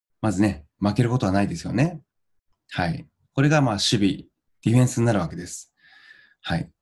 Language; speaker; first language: Japanese; native; Japanese